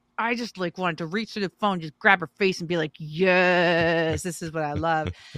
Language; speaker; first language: English; native; English